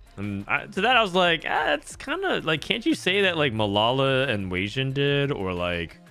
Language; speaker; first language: English; native; English